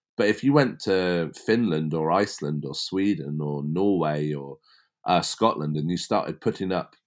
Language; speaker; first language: English; native; English